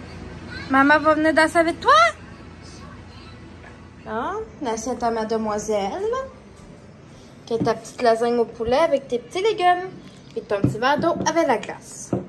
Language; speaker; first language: French; native; French